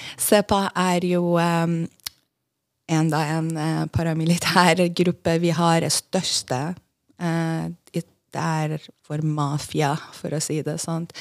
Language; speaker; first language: Norwegian; non-native, fluent; Persian